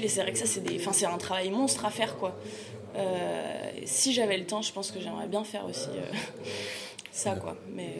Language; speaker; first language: French; native; French